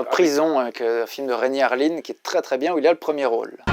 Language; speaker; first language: French; native; French